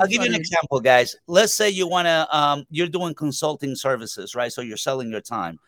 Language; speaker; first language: English; non-native, fluent; Spanish